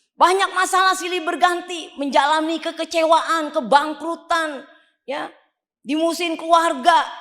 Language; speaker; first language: Indonesian; native; Indonesian